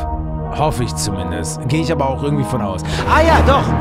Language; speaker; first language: German; native; German